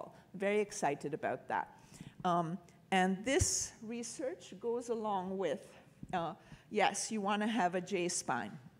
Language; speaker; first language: English; native; English